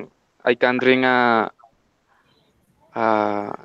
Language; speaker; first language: English; non-native, learner; Spanish